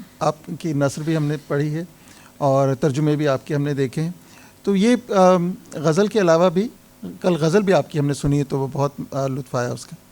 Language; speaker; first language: Urdu; native; Urdu